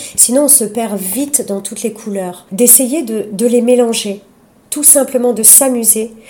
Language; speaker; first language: French; native; French